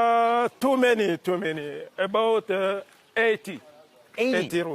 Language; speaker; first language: English; non-native, learner; Sango